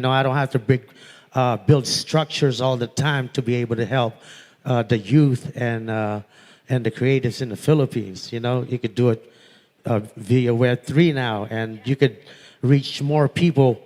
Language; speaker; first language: English; non-native, local second language; Pampanga